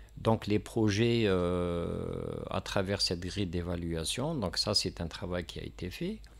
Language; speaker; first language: French; non-native, local second language; Kabyle